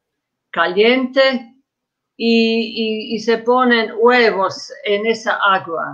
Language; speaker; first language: Spanish; non-native, fluent; Croatian